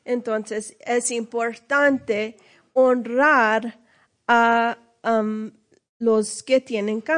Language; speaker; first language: Spanish; early bilingual, heritage; English